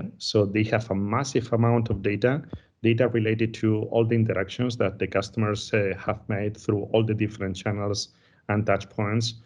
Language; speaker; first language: English; non-native, fluent; Spanish